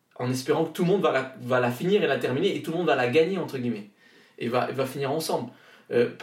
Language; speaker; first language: French; native; French